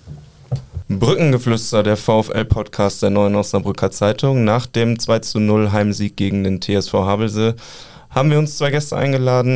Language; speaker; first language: German; native; German